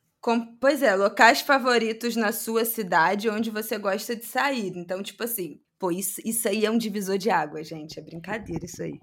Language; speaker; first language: Portuguese; native; Portuguese